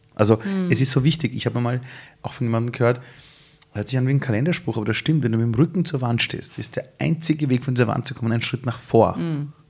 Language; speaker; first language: German; early bilingual, other home language; Persian